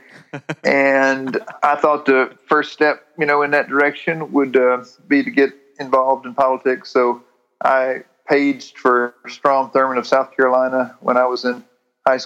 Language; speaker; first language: English; native; English